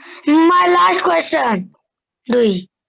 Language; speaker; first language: English; non-native, learner; Hindi